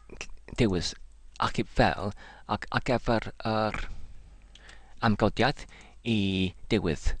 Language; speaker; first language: Welsh; non-native, learner; English